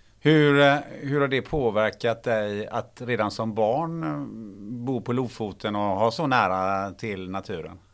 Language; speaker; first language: Swedish; native; Swedish